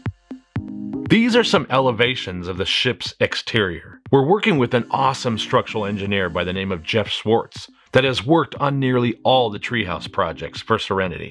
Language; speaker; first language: English; native; English